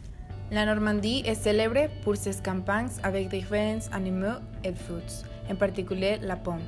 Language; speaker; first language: French; non-native, learner; Spanish